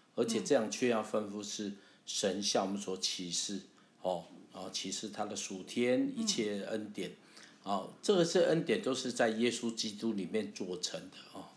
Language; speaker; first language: Chinese; native; Chinese